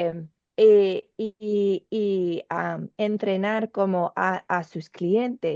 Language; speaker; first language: Spanish; non-native, learner; English